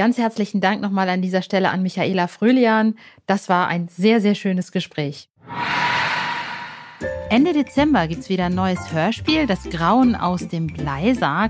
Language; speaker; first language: German; native; German